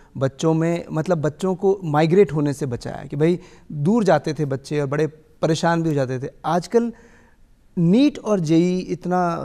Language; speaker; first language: Hindi; native; Hindi